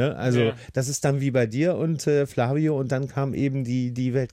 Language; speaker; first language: German; native; German